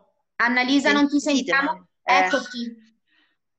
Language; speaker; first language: Italian; native; Italian